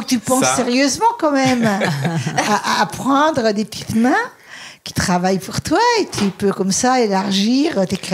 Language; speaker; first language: French; native; French